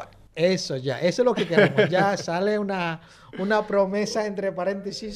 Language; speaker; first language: Spanish; non-native, fluent; Indonesian